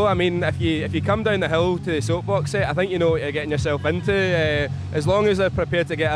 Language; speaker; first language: English; native; English